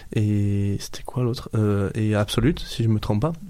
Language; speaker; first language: French; non-native, local second language; Arabic